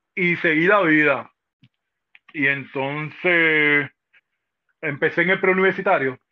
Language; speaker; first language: Spanish; native; Spanish